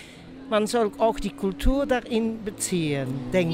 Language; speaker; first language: German; non-native, fluent; Dutch